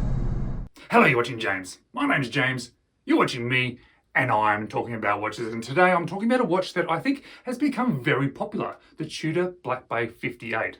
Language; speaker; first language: English; native; English